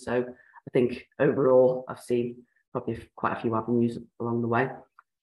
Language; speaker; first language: English; native; English